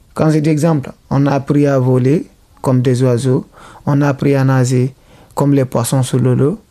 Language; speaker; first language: French; non-native, local second language; Fula